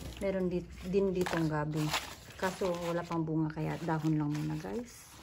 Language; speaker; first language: Filipino; non-native, local second language; Cebuano